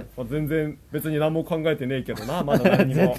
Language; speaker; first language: Japanese; native; Japanese